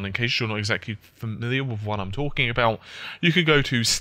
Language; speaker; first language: English; native; English